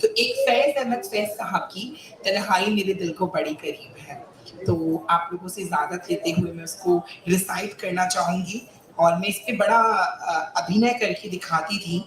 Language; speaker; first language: Hindi; native; Hindi